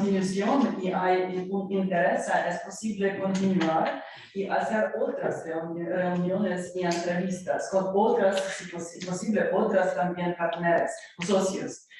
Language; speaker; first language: Spanish; non-native, learner; Ukrainian